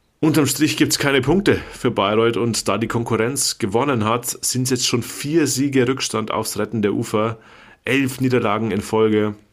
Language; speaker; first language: German; native; German